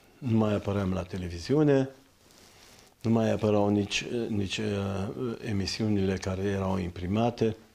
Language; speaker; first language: Romanian; non-native, local second language; German